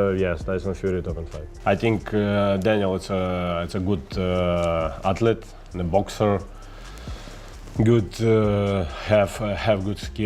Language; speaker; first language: English; non-native, learner; Russian